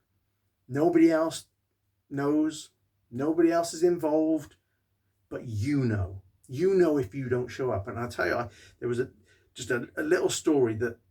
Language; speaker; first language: English; native; English